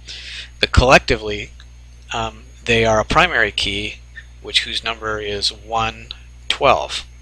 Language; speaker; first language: English; native; English